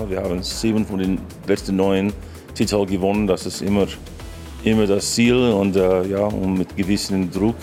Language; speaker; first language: German; non-native, fluent; English